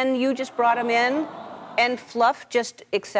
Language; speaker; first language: English; native; English